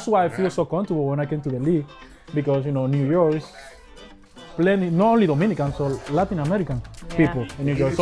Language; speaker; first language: English; non-native, fluent; Spanish